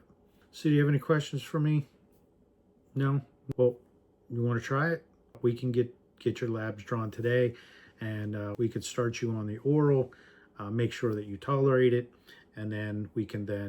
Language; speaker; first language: English; native; English